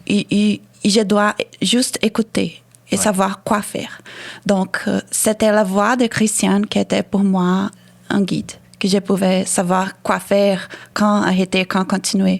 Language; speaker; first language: French; non-native, fluent; Portuguese